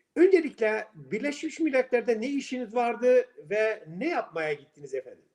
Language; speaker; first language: Turkish; non-native, local second language; Kurdish